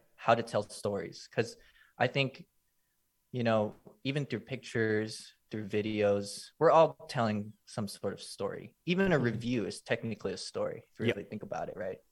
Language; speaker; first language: English; native; English